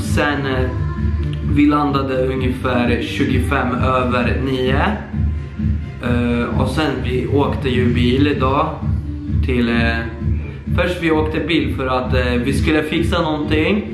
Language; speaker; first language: Swedish; early bilingual, other home language; Polish